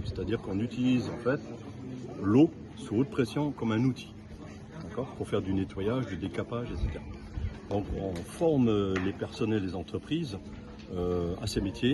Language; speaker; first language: French; native; French